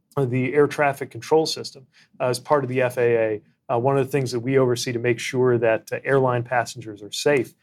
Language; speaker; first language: English; native; English